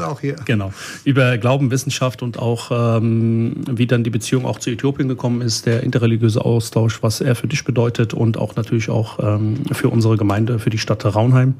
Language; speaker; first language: German; early bilingual, other home language; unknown